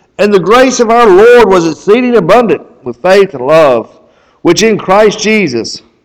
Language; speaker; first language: English; native; English